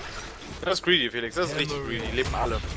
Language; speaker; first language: German; native; German